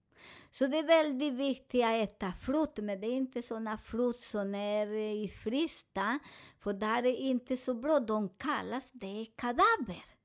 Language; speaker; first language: Swedish; non-native, learner; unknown